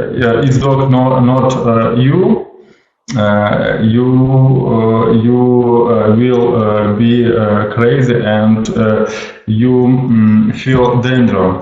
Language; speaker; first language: English; non-native, learner; Russian